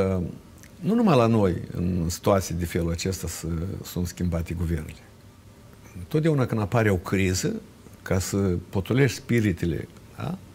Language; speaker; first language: Romanian; native; Romanian